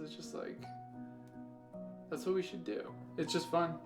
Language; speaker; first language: English; native; English